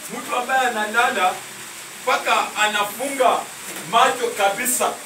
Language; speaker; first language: Swahili; non-native, local second language; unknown